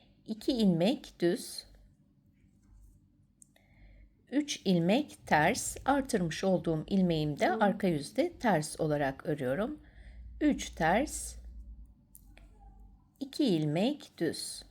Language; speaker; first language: Turkish; native; Turkish